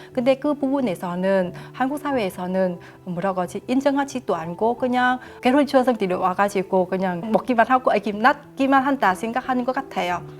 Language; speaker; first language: Korean; non-native, fluent; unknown